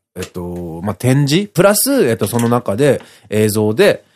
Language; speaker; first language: Japanese; native; Japanese